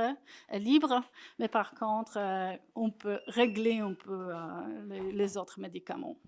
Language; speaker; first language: French; non-native, fluent; Polish